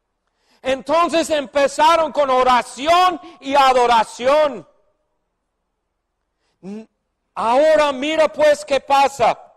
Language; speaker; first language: Spanish; non-native, fluent; English